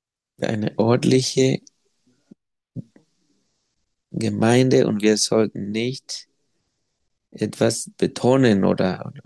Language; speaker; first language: German; non-native, fluent; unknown